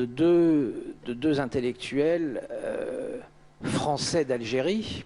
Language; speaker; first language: French; native; French